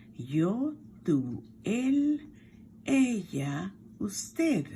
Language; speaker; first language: Spanish; non-native, fluent; English